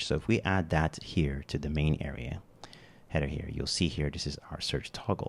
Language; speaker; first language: English; native; English